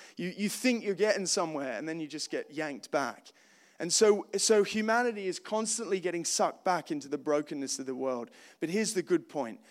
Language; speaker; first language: English; native; English